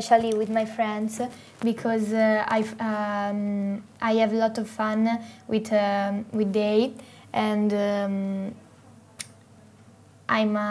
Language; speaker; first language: English; non-native, learner; Italian